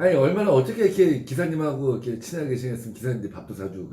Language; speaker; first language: Korean; native; Korean